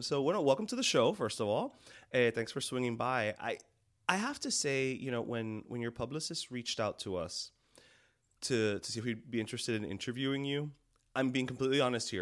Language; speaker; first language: English; early bilingual, other home language; Spanish